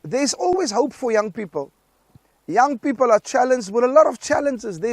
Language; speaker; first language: English; non-native, local second language; Afrikaans